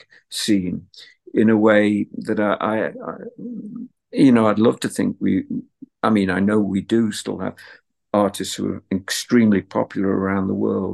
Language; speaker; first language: English; native; English